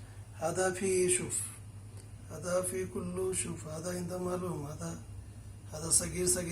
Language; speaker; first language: Arabic; non-native, learner; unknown